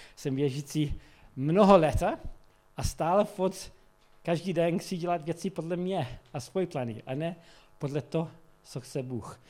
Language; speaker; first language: Czech; non-native, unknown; English